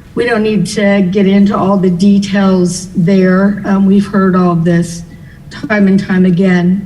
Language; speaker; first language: English; native; English